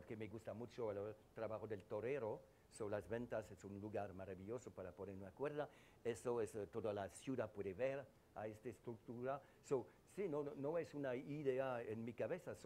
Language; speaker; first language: Spanish; non-native, fluent; French